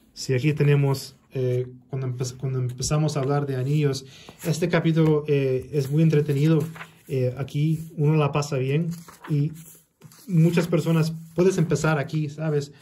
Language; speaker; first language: Spanish; early bilingual, heritage; Spanish